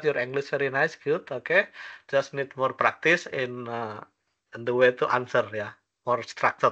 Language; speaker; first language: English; non-native, learner; Indonesian